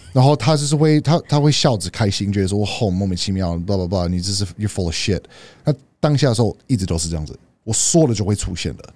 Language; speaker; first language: Chinese; non-native, fluent; English